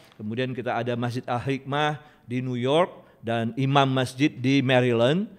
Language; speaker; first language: Indonesian; native; Indonesian